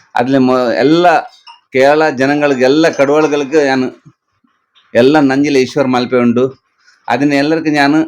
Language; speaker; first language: Malayalam; non-native, learner; Kannada